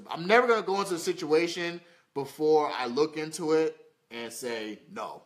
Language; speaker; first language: English; native; English